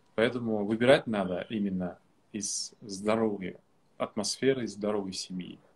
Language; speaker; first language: Russian; non-native, local second language; Uzbek